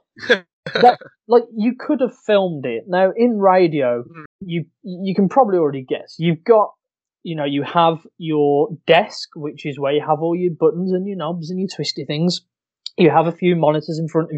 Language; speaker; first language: English; native; English